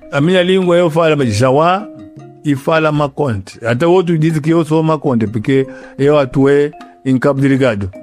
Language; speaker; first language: Portuguese; non-native, local second language; Yao